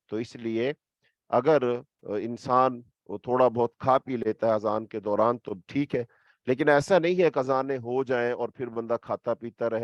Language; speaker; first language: Urdu; native; Urdu